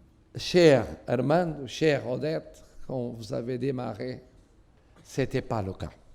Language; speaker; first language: French; non-native, fluent; Portuguese